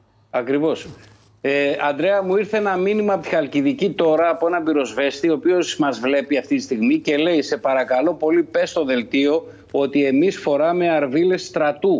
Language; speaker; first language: Greek; native; Greek